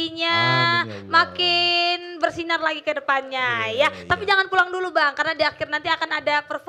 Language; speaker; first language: Indonesian; native; Indonesian